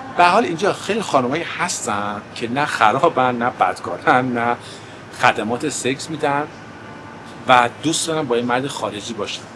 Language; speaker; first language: Persian; early bilingual, heritage; Persian